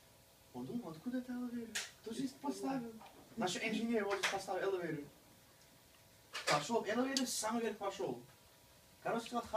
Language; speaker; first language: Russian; early bilingual, heritage; Russian